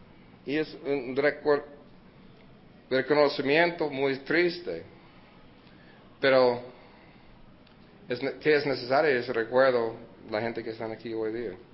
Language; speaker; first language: Spanish; early bilingual, heritage; Spanish